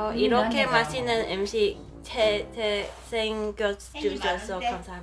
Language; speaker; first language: Korean; non-native, learner; Cantonese